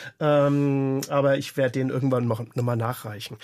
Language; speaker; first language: German; native; German